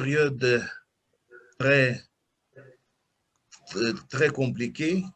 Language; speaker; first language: French; non-native, fluent; Russian